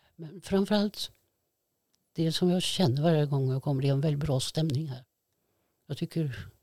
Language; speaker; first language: Swedish; native; Swedish